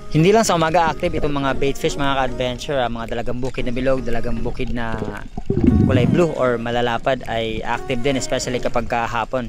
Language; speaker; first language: Filipino; non-native, local second language; Cebuano